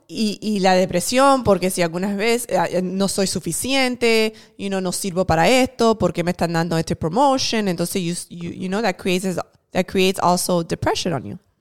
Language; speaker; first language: Spanish; early bilingual, other home language; English